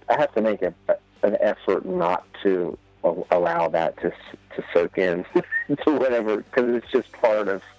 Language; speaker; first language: English; native; English